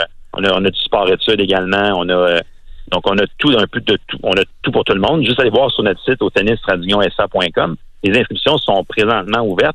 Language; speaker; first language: French; native; French